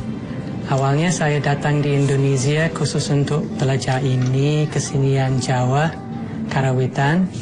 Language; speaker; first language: Indonesian; non-native, fluent; English